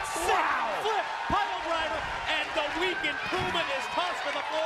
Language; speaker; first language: English; native; English